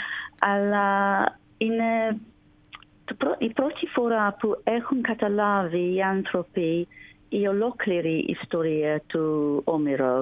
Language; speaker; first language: Greek; non-native, learner; English